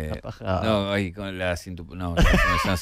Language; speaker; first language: Spanish; native; Spanish